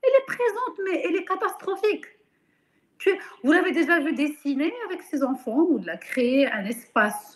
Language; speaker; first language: French; non-native, local second language; Arabic